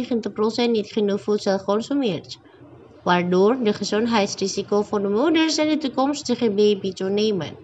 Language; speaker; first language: Dutch; non-native, fluent; Indonesian